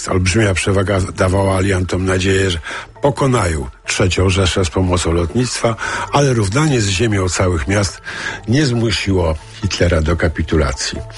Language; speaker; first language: Polish; native; Polish